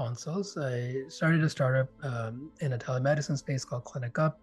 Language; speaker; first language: English; non-native, local second language; Hindi